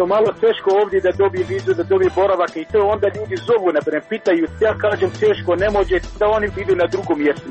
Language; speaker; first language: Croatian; non-native, learner; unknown